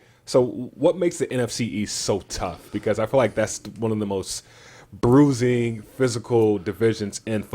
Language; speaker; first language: English; native; English